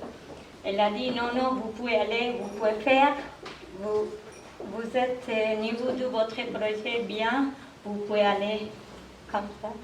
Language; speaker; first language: French; non-native, learner; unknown